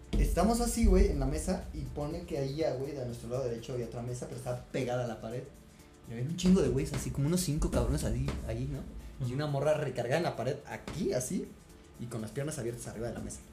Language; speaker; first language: Spanish; native; Spanish